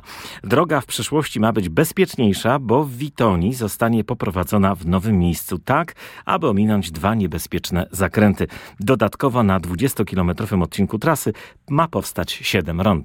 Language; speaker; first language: Polish; native; Polish